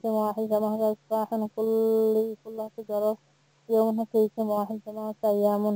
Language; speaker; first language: Arabic; non-native, learner; Bangla